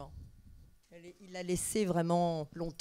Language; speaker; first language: French; native; French